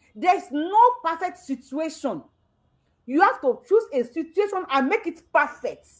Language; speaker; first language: English; non-native, local second language; Yoruba